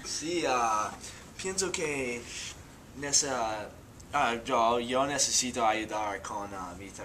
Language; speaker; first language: Spanish; non-native, learner; English